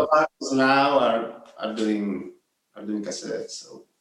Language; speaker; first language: English; non-native, learner; Spanish